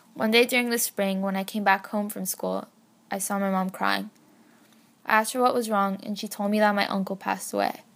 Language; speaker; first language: English; native; English